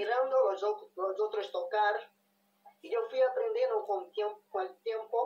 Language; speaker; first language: Spanish; non-native, learner; Portuguese